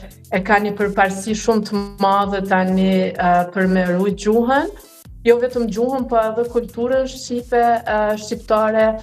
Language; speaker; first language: Albanian; early bilingual, heritage; Albanian